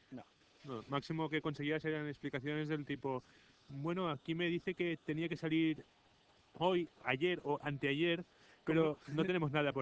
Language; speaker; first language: Spanish; native; Spanish